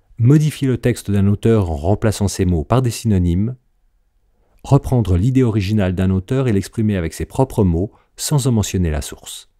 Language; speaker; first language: French; native; French